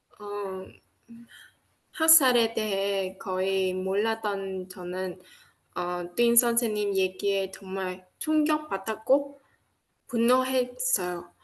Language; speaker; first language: Korean; non-native, fluent; Vietnamese